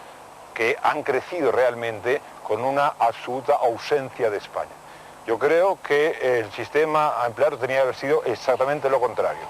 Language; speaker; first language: Spanish; native; Spanish